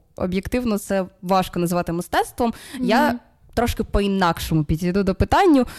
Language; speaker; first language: Ukrainian; non-native, local second language; Russian